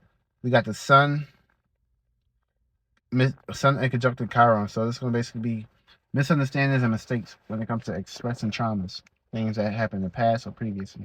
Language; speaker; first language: English; native; English